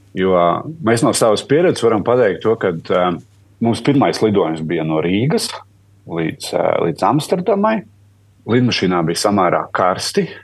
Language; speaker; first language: Latvian; native; Latvian